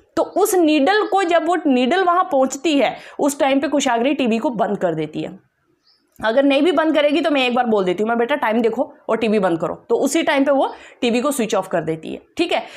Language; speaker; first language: Hindi; non-native, local second language; Dogri